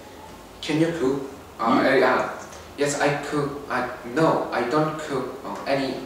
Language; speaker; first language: English; non-native, learner; Korean